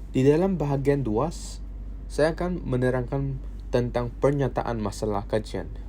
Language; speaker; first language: Malay; non-native, local second language; Chinese